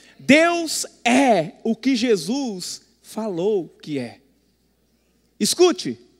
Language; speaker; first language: Portuguese; native; Portuguese